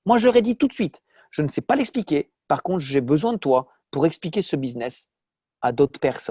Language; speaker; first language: French; native; French